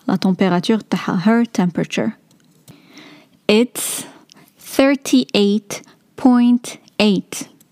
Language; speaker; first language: English; non-native, fluent; Arabic